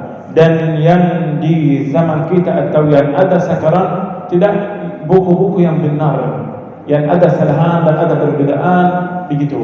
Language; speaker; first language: Indonesian; non-native, learner; Arabic